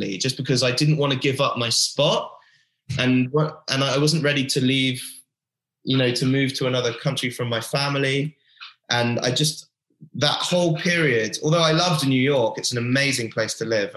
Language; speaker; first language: English; native; English